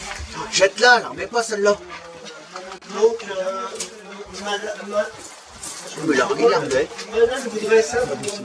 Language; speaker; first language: French; native; French